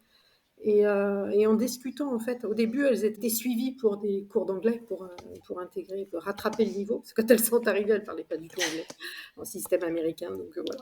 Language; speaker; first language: French; native; French